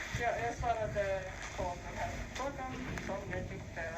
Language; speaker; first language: Swedish; non-native, fluent; Ukrainian